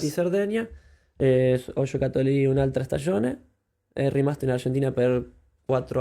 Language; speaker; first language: Italian; non-native, fluent; Spanish